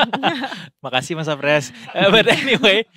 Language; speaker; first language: Indonesian; native; Indonesian